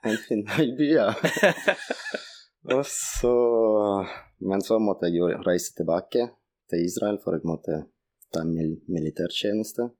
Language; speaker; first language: Norwegian; non-native, fluent; Russian